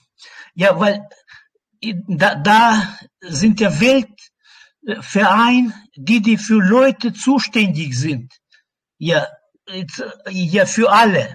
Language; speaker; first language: German; non-native, learner; Russian